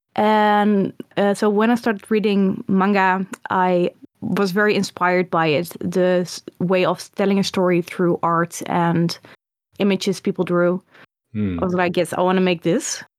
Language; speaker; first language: English; early bilingual, other home language; Dutch